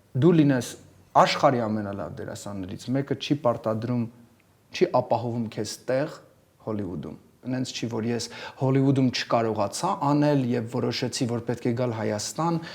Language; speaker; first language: Armenian; early bilingual, heritage; Armenian